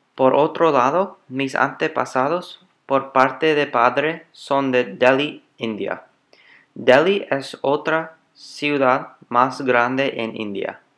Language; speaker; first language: Spanish; non-native, learner; English